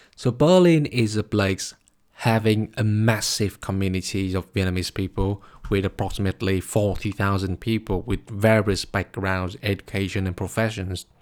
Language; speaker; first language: English; non-native, fluent; Vietnamese